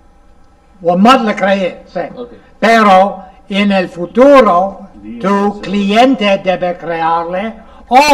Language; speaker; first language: Spanish; non-native, fluent; English